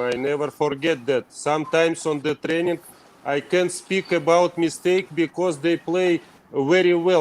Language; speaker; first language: English; non-native, learner; Russian